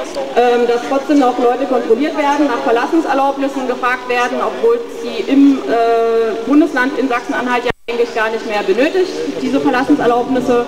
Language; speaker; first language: German; native; German